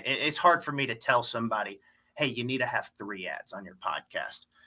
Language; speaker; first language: English; native; English